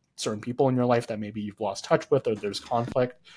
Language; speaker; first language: English; native; English